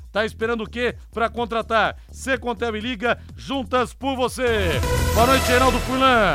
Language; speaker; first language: Portuguese; native; Portuguese